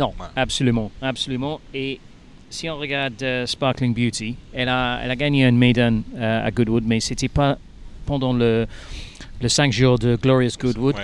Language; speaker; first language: French; non-native, learner; English